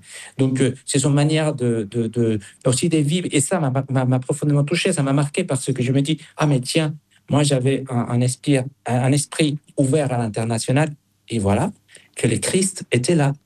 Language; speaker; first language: French; non-native, fluent; Spanish